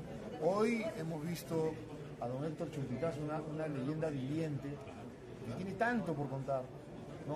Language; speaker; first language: Spanish; native; Spanish